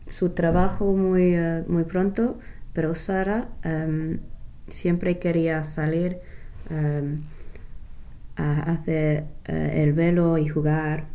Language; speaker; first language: Spanish; non-native, learner; English